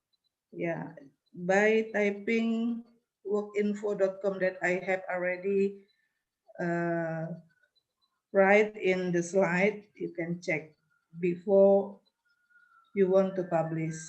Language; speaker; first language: English; non-native, learner; Indonesian